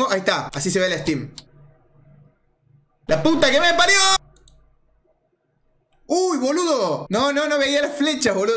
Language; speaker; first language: Spanish; native; Spanish